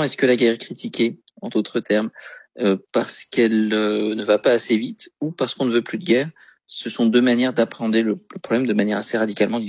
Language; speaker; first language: French; native; French